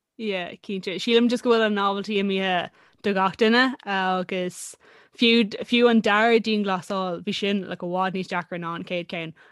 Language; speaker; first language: Irish; non-native, local second language; English